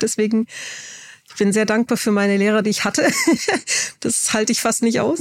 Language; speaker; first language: German; native; German